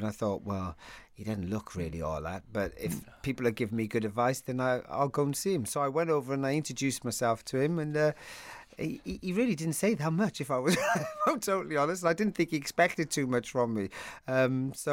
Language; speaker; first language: English; native; English